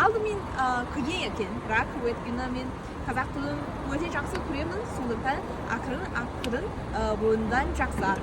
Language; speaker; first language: Kazakh; non-native, learner; Chinese